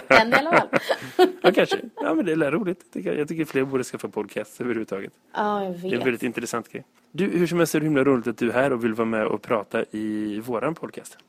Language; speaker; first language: Swedish; native; Swedish